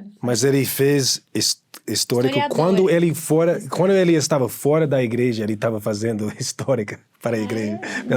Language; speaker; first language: Portuguese; non-native, fluent; English